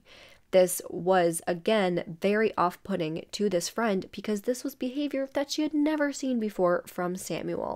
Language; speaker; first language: English; native; English